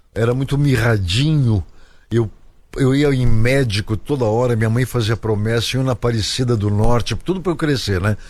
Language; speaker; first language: Portuguese; native; Portuguese